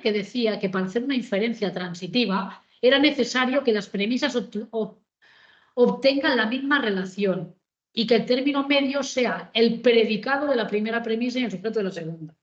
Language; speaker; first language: Spanish; native; Spanish